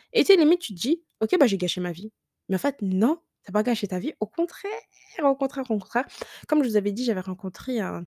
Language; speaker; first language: French; early bilingual, other home language; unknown